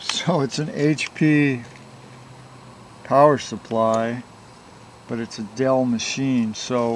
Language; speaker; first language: English; native; English